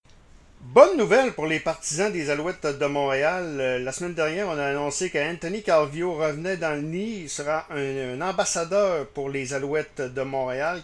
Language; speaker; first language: French; native; French